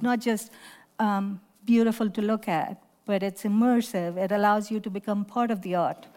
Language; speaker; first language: English; non-native, local second language; Urdu